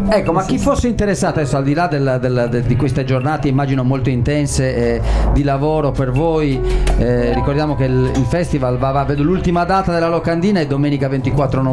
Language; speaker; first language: Italian; native; Italian